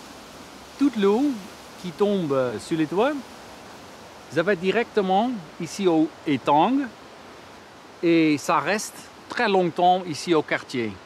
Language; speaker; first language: French; non-native, learner; Dutch